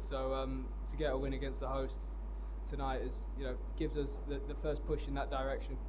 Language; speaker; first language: English; native; English